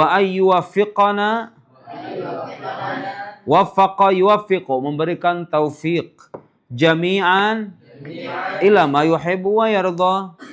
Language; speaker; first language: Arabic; non-native, fluent; Indonesian